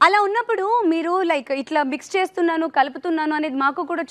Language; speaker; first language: Telugu; native; Telugu